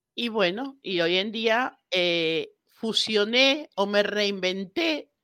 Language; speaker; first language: Spanish; native; Spanish